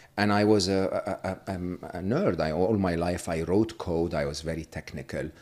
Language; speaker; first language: English; non-native, fluent; Arabic